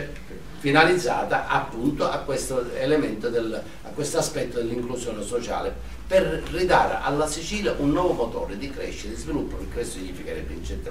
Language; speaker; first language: Italian; native; Italian